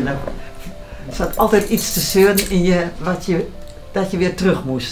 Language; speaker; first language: Dutch; native; Dutch